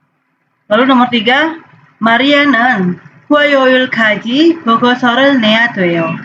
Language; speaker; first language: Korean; non-native, fluent; Indonesian